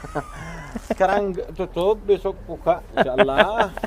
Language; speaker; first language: Indonesian; non-native, learner; Arabic